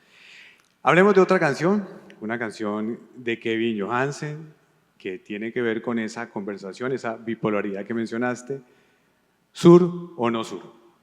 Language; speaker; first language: Spanish; native; Spanish